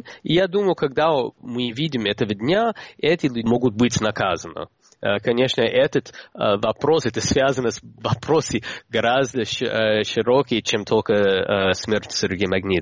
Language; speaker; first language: Russian; non-native, fluent; English